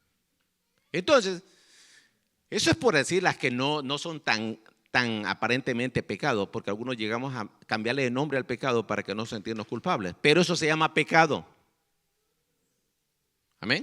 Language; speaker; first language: Spanish; native; Spanish